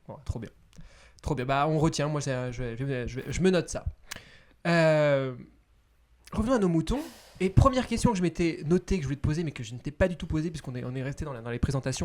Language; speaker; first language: French; native; French